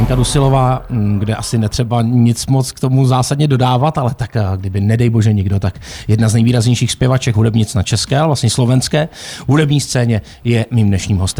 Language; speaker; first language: Czech; native; Czech